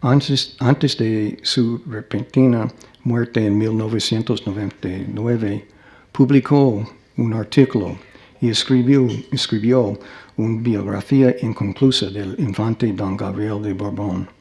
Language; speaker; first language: Spanish; non-native, fluent; English